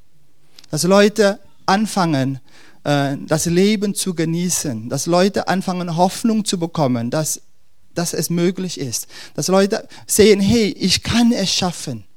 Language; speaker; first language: German; non-native, fluent; Dutch